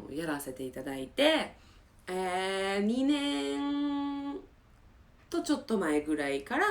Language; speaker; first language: Japanese; non-native, fluent; English